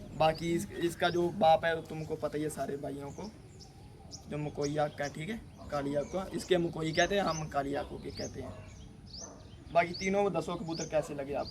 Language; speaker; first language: Hindi; non-native, local second language; Punjabi